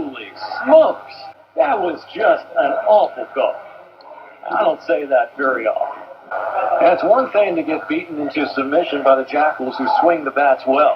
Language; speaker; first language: English; native; English